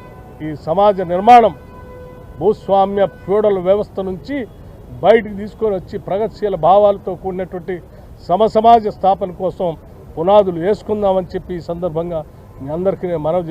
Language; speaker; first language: Telugu; native; Telugu